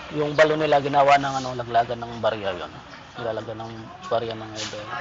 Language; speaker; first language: Filipino; non-native, local second language; Cebuano